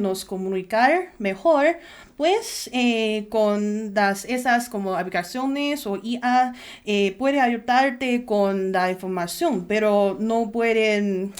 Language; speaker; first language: Spanish; non-native, learner; Chinese